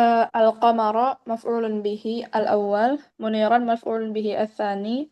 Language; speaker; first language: Arabic; non-native, learner; Indonesian